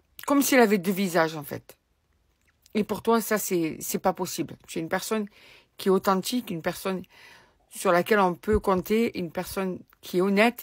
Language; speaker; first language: French; native; French